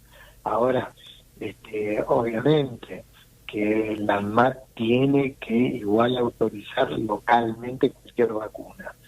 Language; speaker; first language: Spanish; native; Spanish